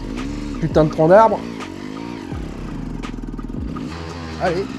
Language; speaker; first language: French; native; French